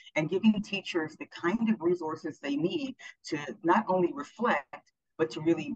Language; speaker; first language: English; native; English